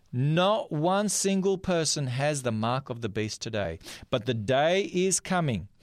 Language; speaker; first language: English; non-native, fluent; Macedonian